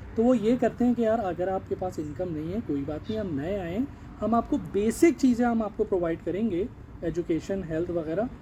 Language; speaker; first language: Urdu; native; Urdu